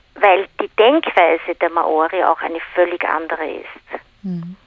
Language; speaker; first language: German; native; German